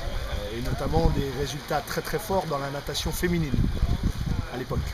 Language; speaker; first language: French; native; French